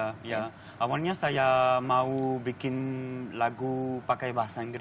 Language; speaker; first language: Indonesian; non-native, learner; French